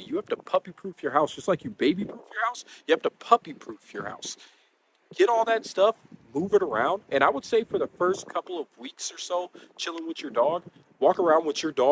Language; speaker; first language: English; native; English